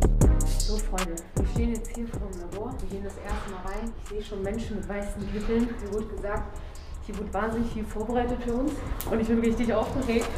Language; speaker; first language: German; native; German